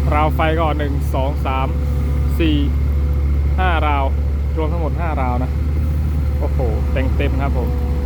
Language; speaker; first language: Thai; native; Thai